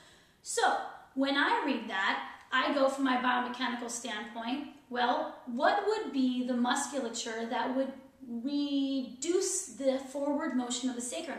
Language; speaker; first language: English; native; English